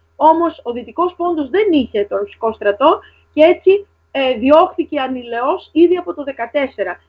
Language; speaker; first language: Greek; native; Greek